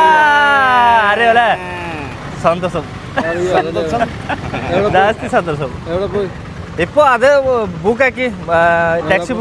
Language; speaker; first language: Malayalam; non-native, learner; Bangla